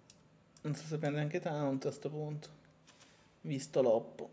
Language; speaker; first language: Italian; native; Italian